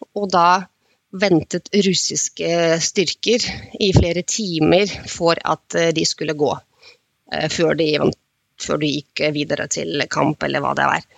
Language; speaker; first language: Norwegian; non-native, fluent; Russian